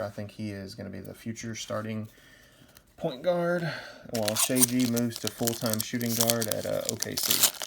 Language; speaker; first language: English; native; English